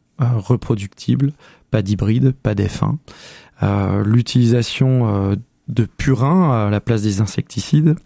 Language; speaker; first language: French; native; French